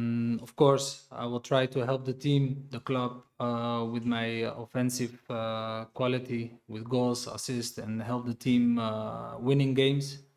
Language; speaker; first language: English; non-native, fluent; Dutch